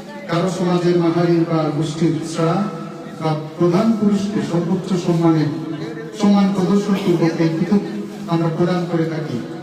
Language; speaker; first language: Bangla; non-native, local second language; Garo